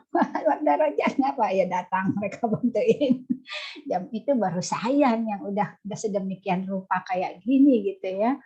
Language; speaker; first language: Indonesian; native; Indonesian